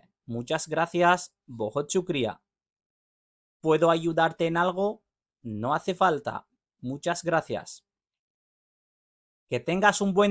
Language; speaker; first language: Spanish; non-native, fluent; Urdu